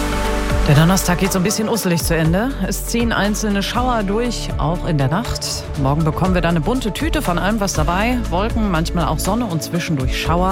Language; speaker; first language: German; native; German